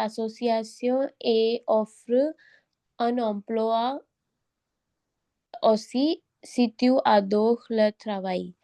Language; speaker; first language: French; non-native, learner; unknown